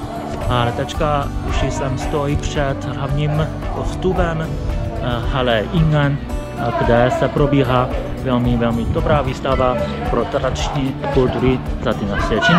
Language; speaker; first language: Czech; non-native, fluent; Chinese